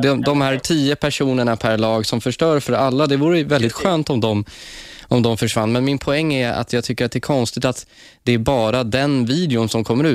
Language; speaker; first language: Swedish; native; Swedish